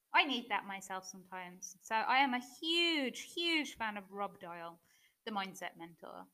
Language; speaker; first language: English; native; English